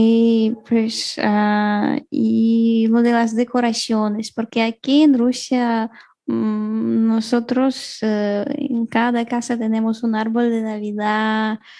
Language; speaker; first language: Spanish; non-native, fluent; Russian